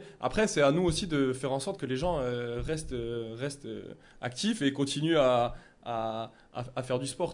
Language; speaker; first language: French; native; French